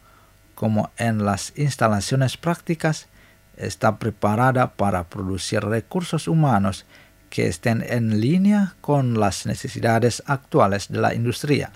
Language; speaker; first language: Spanish; non-native, fluent; Indonesian